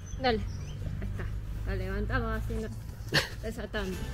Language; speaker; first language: Spanish; native; Spanish